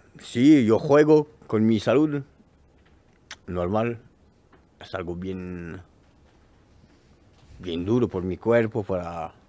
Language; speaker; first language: Spanish; non-native, learner; French